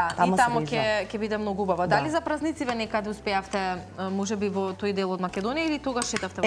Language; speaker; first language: Macedonian; native; Macedonian